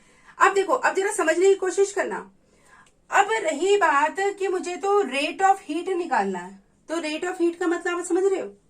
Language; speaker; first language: Hindi; native; Hindi